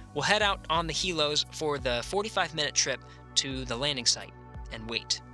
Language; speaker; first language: English; native; English